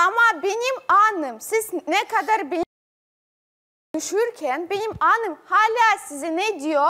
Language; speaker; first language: Turkish; non-native, learner; Russian